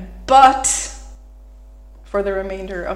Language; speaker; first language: English; native; English